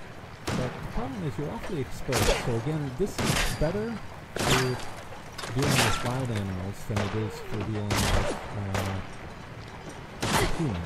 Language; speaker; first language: English; native; English